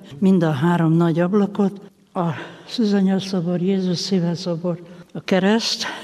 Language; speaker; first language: Hungarian; native; Hungarian